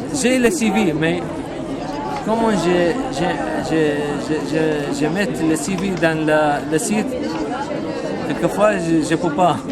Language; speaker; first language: French; non-native, learner; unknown